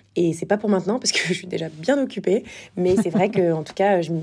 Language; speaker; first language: French; native; French